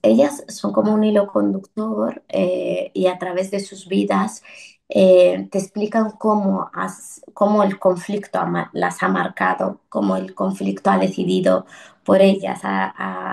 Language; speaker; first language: Spanish; early bilingual, other home language; Arabic